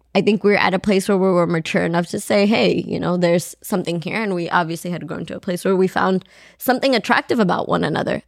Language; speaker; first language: English; non-native, fluent; Amharic